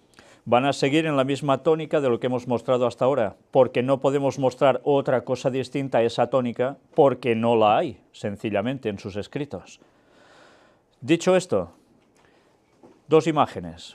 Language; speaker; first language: Spanish; native; Spanish